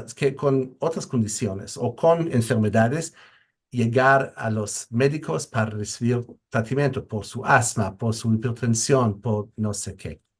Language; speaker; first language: Spanish; non-native, fluent; English